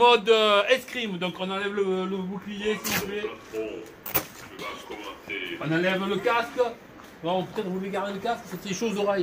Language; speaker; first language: French; native; French